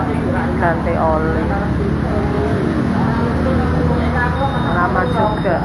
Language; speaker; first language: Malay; non-native, local second language; Javanese